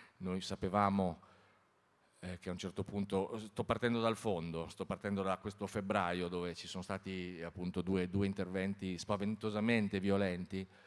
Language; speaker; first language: Italian; native; Italian